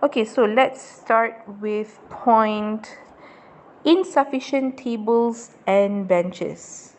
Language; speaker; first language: English; non-native, local second language; Malay